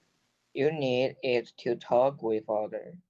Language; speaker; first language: English; non-native, learner; Chinese